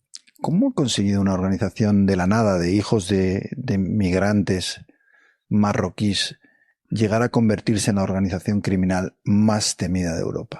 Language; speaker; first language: Spanish; native; Spanish